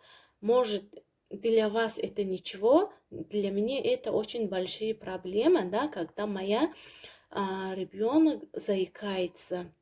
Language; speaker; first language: Russian; non-native, learner; Tajik